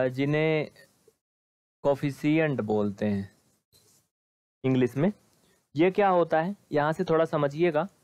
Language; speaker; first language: Hindi; native; Hindi